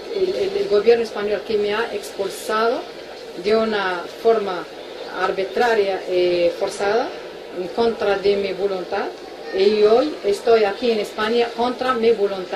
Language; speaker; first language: Spanish; non-native, local second language; Arabic